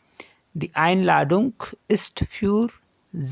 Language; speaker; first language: German; non-native, fluent; Hindi